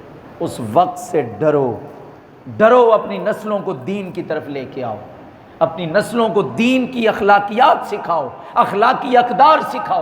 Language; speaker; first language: Urdu; native; Urdu